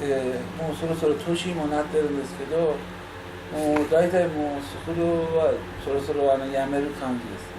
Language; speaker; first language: Japanese; non-native, learner; Persian